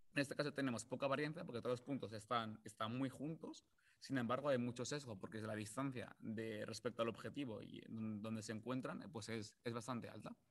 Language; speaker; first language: Spanish; native; Spanish